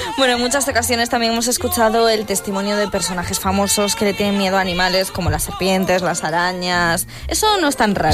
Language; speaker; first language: Spanish; native; Spanish